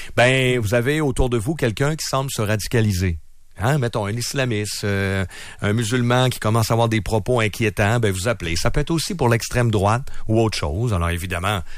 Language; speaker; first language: French; native; French